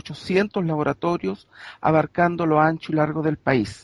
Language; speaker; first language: Spanish; native; Spanish